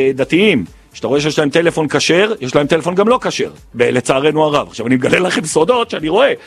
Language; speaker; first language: Hebrew; native; Hebrew